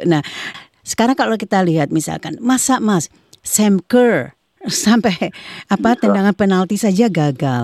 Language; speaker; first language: Indonesian; native; Indonesian